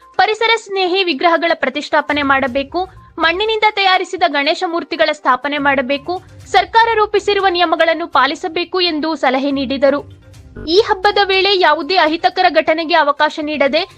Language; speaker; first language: Kannada; native; Kannada